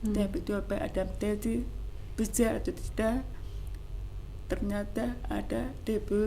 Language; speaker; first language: Indonesian; non-native, local second language; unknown